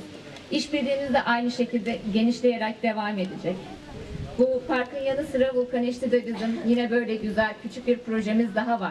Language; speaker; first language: Turkish; native; Turkish